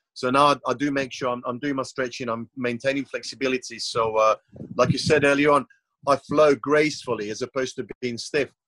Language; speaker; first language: English; non-native, fluent; Croatian